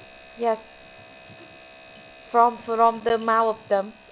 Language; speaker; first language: English; non-native, learner; Vietnamese